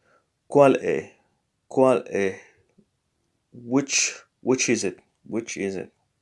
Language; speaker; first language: Italian; non-native, fluent; English